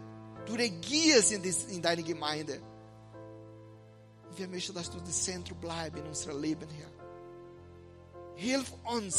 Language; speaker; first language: German; non-native, fluent; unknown